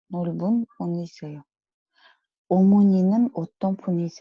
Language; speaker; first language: Korean; non-native, learner; Kazakh